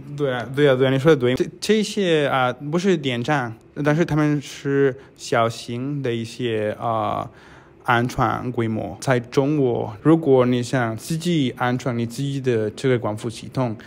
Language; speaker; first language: Chinese; non-native, fluent; Spanish